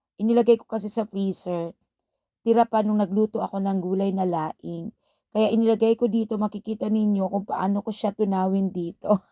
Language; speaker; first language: Filipino; native; Filipino